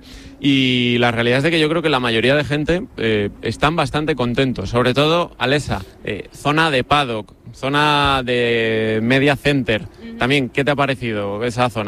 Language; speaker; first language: Spanish; native; Spanish